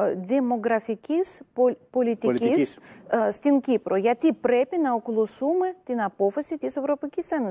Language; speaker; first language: Greek; non-native, learner; Russian